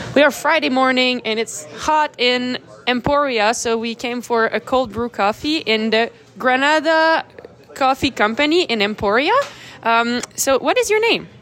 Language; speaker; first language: English; non-native, fluent; French